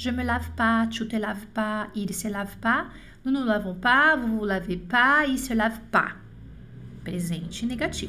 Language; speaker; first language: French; non-native, fluent; Portuguese